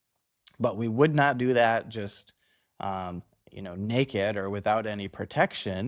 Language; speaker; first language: English; native; English